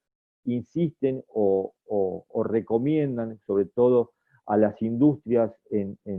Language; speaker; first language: Spanish; native; Spanish